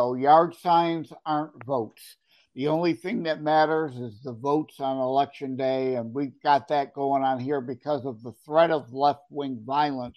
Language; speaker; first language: English; native; English